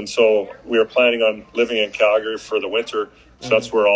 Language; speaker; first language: English; native; English